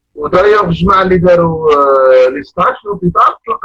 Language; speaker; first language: French; non-native, local second language; Arabic